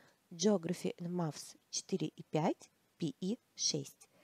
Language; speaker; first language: English; non-native, fluent; Russian